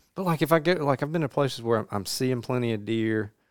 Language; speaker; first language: English; native; English